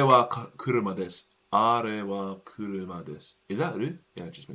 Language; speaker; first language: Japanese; non-native, learner; English